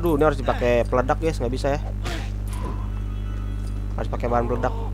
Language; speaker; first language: Indonesian; native; Indonesian